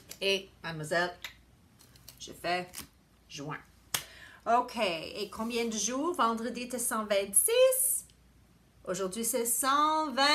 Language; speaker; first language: French; non-native, learner; English